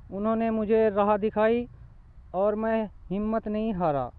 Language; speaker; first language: Hindi; native; Hindi